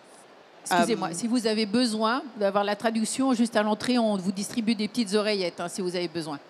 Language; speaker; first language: French; native; French